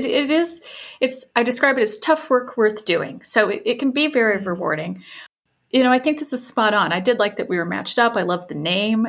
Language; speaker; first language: English; native; English